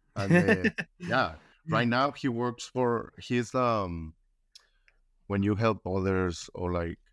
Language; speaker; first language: English; non-native, learner; Spanish